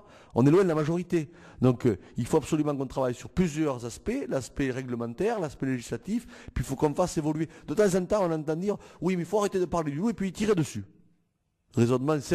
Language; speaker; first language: French; native; French